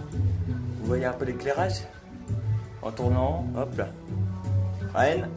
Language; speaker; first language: French; native; French